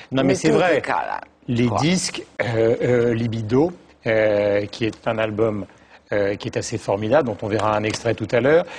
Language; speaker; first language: French; native; French